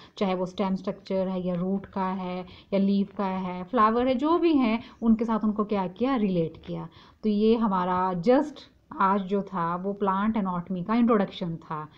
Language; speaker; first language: Hindi; native; Hindi